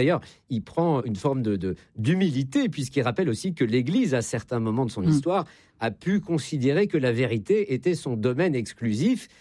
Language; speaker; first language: French; native; French